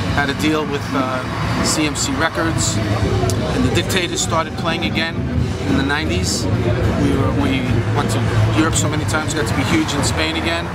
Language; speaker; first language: English; native; English